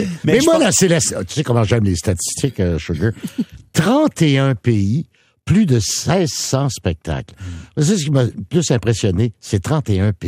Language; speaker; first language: French; native; French